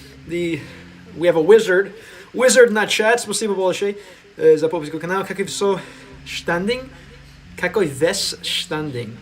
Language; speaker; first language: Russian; non-native, learner; English